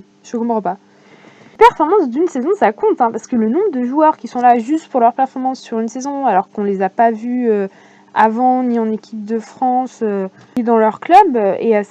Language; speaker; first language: French; native; French